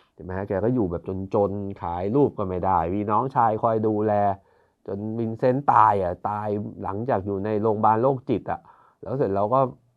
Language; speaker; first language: Thai; native; Thai